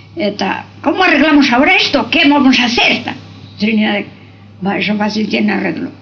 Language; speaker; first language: Spanish; non-native, local second language; Basque